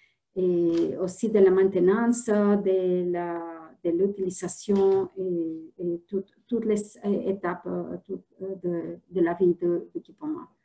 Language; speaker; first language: French; non-native, fluent; Spanish